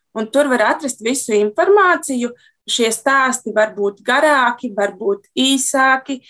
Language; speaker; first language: Latvian; native; Latvian